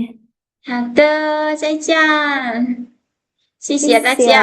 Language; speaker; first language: Chinese; non-native, fluent; Lao